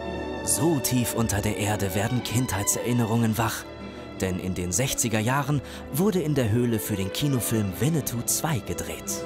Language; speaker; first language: German; native; German